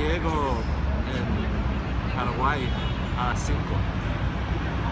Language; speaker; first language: Spanish; non-native, fluent; English